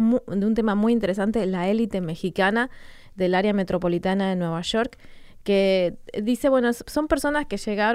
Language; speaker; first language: Spanish; native; Spanish